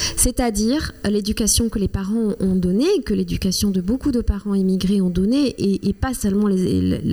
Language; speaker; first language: French; non-native, local second language; Kinyarwanda